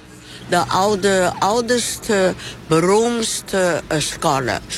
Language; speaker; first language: Dutch; non-native, learner; Chinese